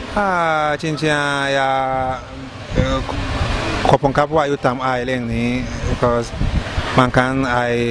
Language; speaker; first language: Thai; non-native, learner; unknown